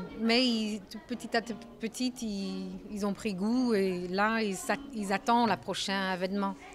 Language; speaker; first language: French; non-native, fluent; English